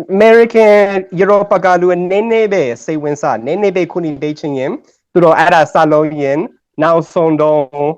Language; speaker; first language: Burmese; non-native, learner; English